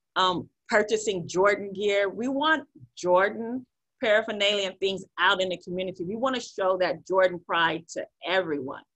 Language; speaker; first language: English; native; English